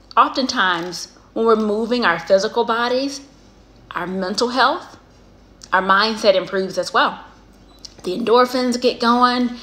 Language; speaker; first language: English; native; English